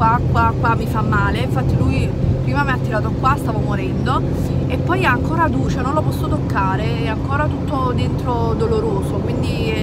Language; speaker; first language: Italian; native; Italian